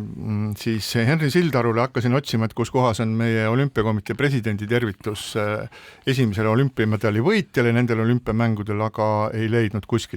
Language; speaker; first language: Estonian; native; Estonian